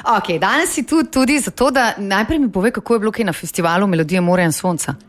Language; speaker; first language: Slovenian; native; Slovenian